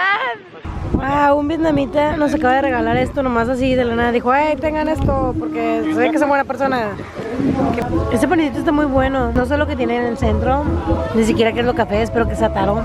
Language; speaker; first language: Spanish; native; Spanish